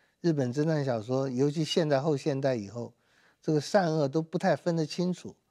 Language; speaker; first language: Chinese; native; Chinese